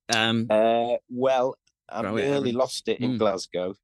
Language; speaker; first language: English; native; English